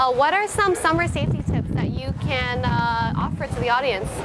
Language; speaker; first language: English; early bilingual, other home language; Vietnamese